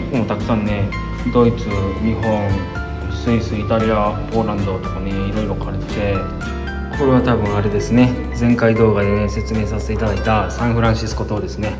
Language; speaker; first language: Japanese; native; Japanese